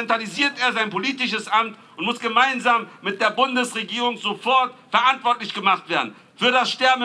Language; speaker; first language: German; native; German